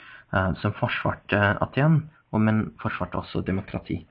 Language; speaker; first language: Norwegian; non-native, fluent; English